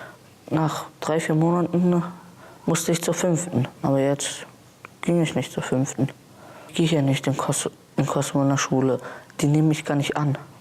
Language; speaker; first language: German; early bilingual, other home language; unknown